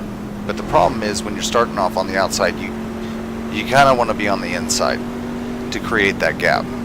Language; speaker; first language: English; native; English